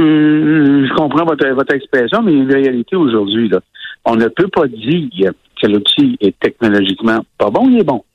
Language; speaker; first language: French; native; French